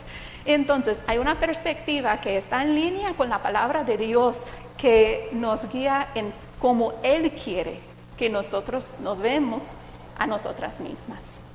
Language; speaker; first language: Spanish; non-native, fluent; English